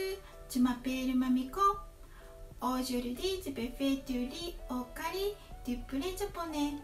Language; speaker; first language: French; non-native, fluent; Japanese